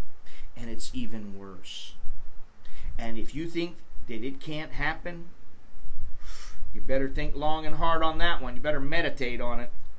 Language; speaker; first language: English; native; English